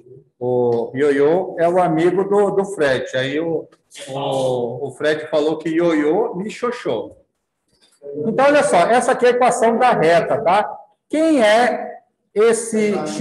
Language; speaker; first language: Portuguese; native; Portuguese